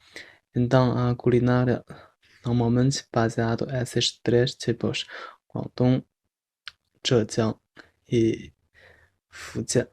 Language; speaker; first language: Portuguese; non-native, fluent; Chinese